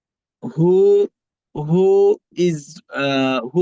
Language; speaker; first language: English; non-native, learner; Bangla